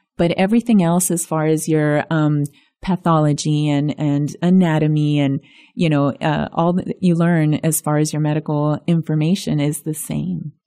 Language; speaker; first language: English; early bilingual, other home language; Spanish